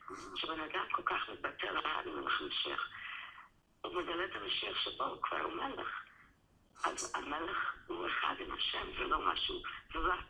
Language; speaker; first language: Hebrew; non-native, fluent; English